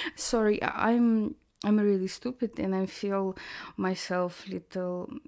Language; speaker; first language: English; non-native, learner; Russian